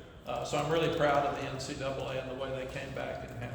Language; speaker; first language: English; native; English